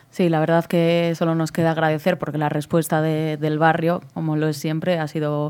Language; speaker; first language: Spanish; native; Spanish